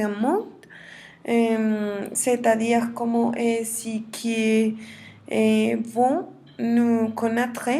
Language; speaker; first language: French; non-native, learner; Spanish